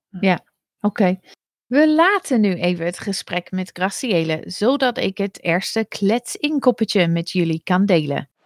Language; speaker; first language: Dutch; non-native, fluent; English